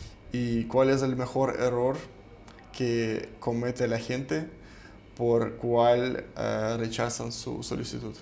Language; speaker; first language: Spanish; non-native, fluent; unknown